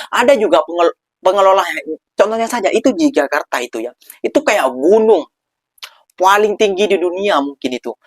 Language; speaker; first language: Indonesian; native; Indonesian